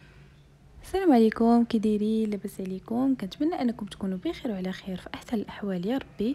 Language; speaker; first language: Arabic; native; Arabic